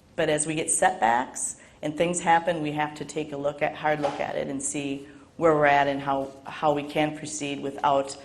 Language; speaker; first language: English; native; English